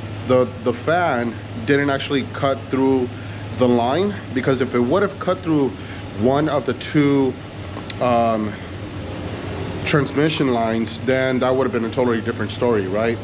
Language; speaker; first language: English; native; English